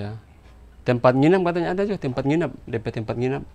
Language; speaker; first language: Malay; non-native, local second language; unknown